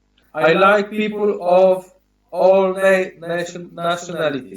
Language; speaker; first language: English; non-native, learner; Polish